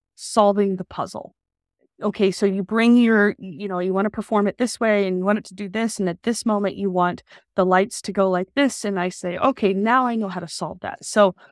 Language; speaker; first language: English; native; English